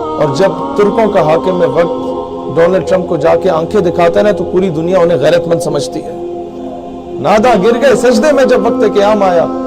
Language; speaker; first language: Urdu; non-native, local second language; Punjabi